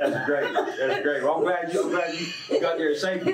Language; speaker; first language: English; native; English